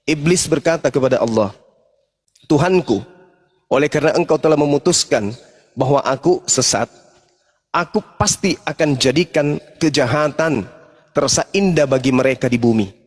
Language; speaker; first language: Indonesian; native; Indonesian